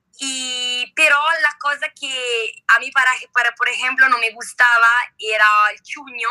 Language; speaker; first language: Spanish; non-native, learner; Italian